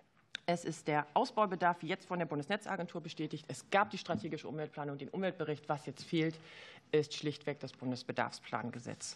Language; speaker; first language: German; native; German